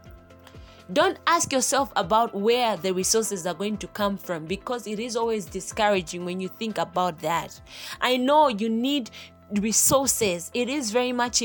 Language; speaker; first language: English; non-native, local second language; Nyanja